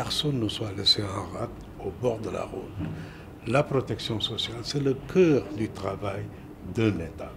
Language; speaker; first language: French; non-native, local second language; Wolof